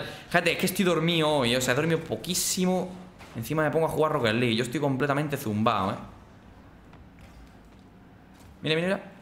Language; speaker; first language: Spanish; native; Spanish